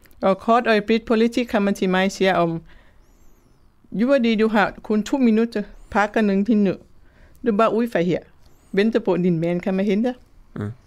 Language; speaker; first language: Danish; non-native, learner; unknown